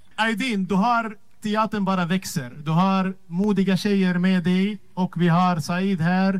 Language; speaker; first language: Swedish; non-native, fluent; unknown